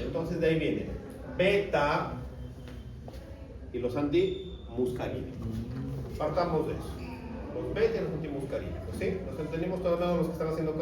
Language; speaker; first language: Spanish; native; Spanish